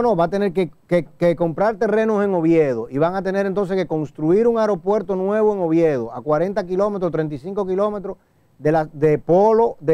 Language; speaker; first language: Spanish; native; Spanish